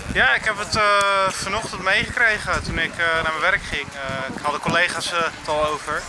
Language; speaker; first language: Dutch; native; Dutch